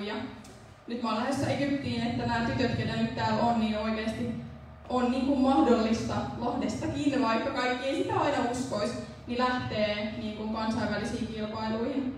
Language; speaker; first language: Finnish; native; Finnish